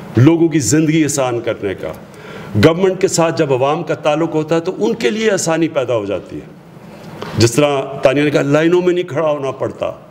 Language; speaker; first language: Urdu; native; Urdu